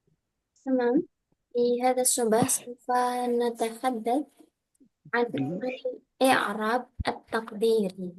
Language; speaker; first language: Arabic; non-native, fluent; Indonesian